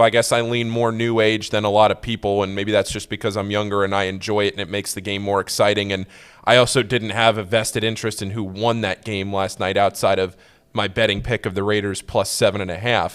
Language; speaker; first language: English; native; English